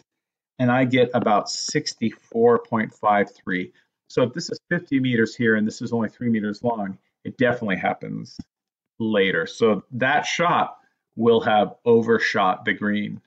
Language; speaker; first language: English; native; English